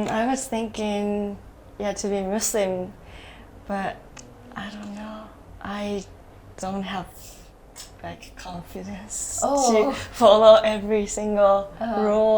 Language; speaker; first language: English; non-native, fluent; Japanese